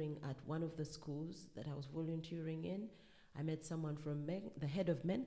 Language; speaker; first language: English; non-native, local second language; Ganda